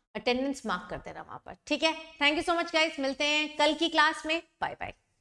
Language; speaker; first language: Hindi; native; Hindi